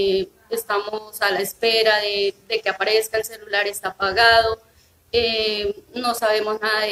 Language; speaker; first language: Spanish; native; Spanish